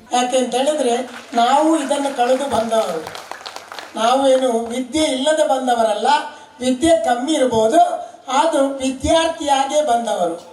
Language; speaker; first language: Kannada; non-native, local second language; Tulu